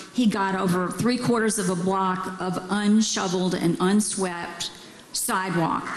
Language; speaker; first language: English; native; English